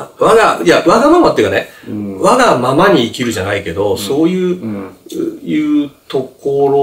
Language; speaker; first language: Japanese; native; Japanese